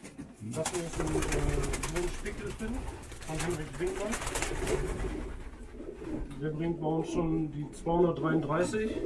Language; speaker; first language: German; native; German